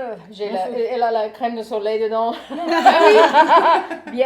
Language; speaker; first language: French; non-native, learner; English